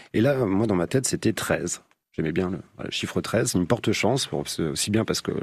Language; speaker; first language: French; native; French